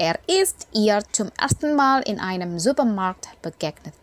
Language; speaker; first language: German; non-native, fluent; Indonesian